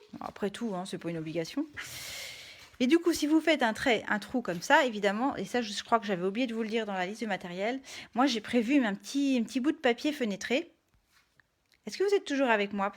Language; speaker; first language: French; native; French